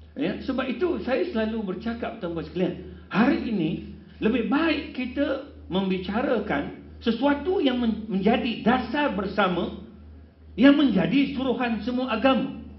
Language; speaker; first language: Malay; non-native, local second language; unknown